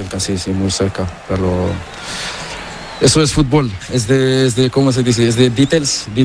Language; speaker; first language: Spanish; non-native, learner; Portuguese